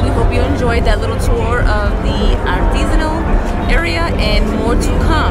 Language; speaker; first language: English; native; English